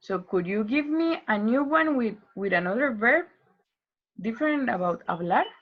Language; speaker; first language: English; non-native, learner; Spanish